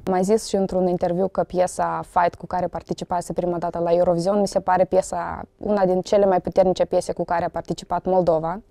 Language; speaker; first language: Romanian; native; Romanian